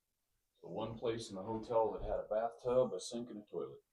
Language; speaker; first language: English; native; English